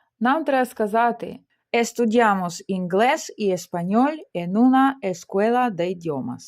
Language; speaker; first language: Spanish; non-native, fluent; Ukrainian